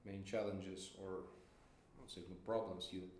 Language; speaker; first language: English; non-native, fluent; Ukrainian